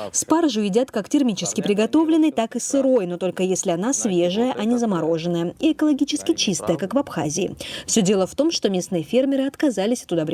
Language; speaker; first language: Russian; native; Russian